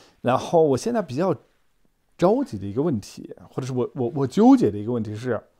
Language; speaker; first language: Chinese; native; Chinese